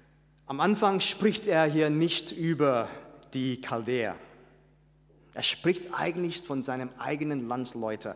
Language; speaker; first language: German; non-native, fluent; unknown